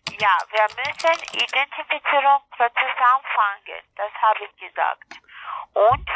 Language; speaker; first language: German; non-native, learner; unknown